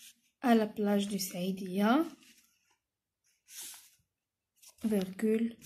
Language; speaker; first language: French; non-native, local second language; Arabic